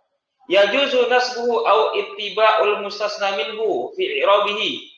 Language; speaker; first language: Arabic; non-native, fluent; Indonesian